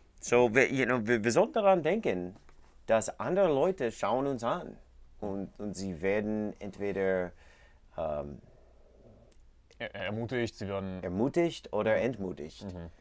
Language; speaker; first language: German; non-native, learner; English